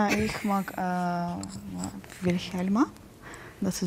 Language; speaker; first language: German; non-native, learner; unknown